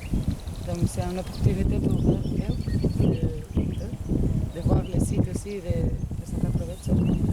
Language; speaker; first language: French; non-native, fluent; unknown